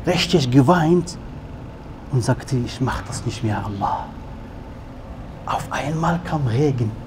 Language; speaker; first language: German; non-native, learner; Arabic